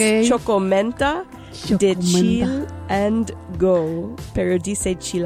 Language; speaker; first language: Spanish; non-native, local second language; English